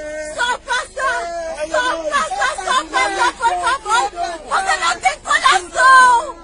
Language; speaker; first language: Portuguese; non-native, learner; Haitian Creole